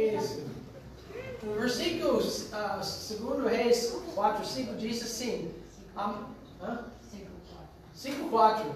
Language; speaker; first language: Portuguese; non-native, fluent; English